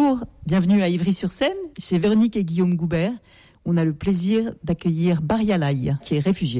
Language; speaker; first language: French; native; French